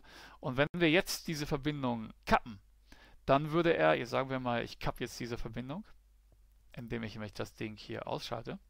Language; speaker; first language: German; native; German